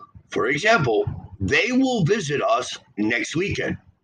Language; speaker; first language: English; native; English